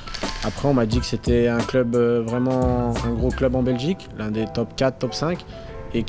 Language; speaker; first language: French; early bilingual, other home language; Arabic